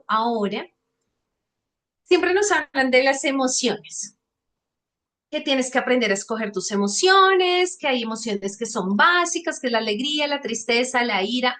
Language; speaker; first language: Spanish; native; Spanish